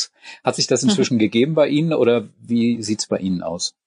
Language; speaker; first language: German; native; German